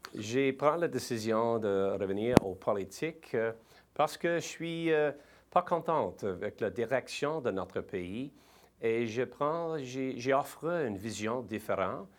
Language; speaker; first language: French; non-native, learner; English